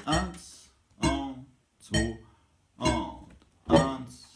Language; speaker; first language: German; native; German